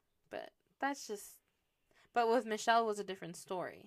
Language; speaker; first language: English; early bilingual, other home language; Spanish